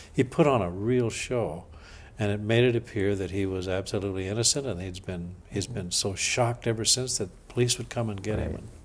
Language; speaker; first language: English; native; English